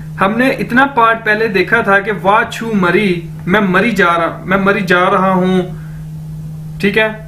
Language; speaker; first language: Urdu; native; Urdu